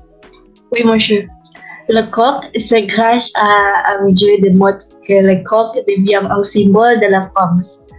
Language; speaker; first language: French; non-native, learner; Indonesian